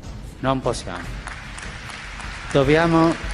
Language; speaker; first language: Italian; non-native, fluent; Spanish